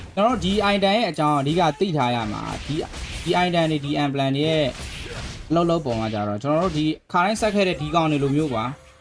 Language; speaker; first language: Burmese; native; Burmese